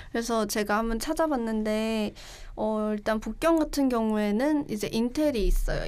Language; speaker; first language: Korean; non-native, fluent; Chinese